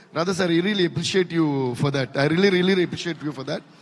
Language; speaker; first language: English; non-native, local second language; Telugu